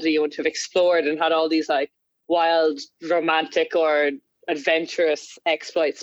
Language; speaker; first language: English; native; English